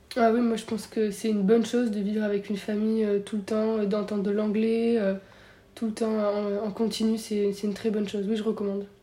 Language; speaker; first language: French; native; French